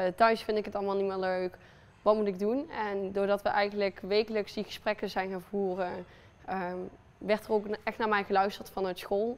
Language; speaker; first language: Dutch; early bilingual, other home language; Spanish